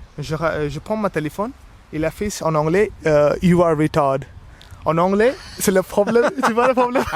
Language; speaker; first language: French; non-native, learner; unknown